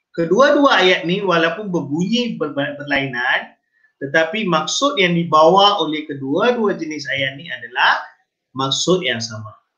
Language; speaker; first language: Malay; non-native, local second language; Tamil